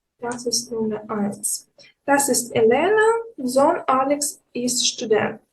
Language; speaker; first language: German; non-native, fluent; Ukrainian